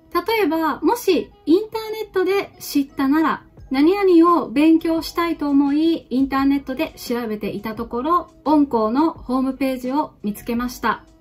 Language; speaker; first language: Japanese; native; Japanese